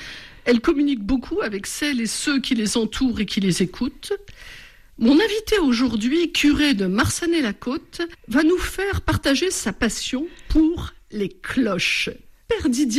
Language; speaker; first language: French; native; French